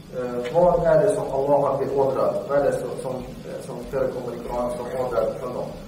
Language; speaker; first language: Swedish; non-native, fluent; Arabic